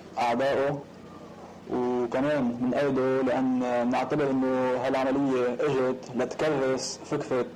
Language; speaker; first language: Arabic; non-native, local second language; Armenian